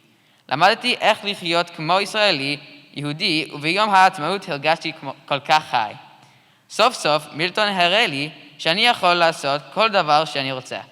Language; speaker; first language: Hebrew; non-native, learner; English